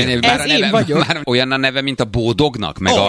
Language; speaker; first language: Hungarian; native; Hungarian